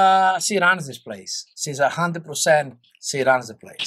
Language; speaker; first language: English; non-native, fluent; Greek